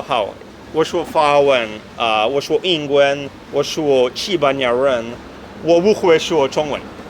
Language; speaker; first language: Chinese; non-native, learner; French